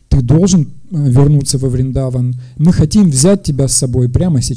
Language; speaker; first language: Russian; native; Russian